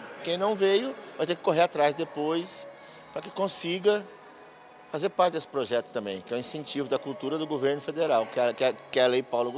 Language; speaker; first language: Portuguese; native; Portuguese